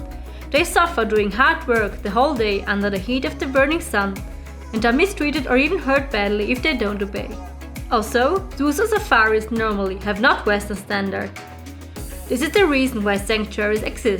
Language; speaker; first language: English; non-native, fluent; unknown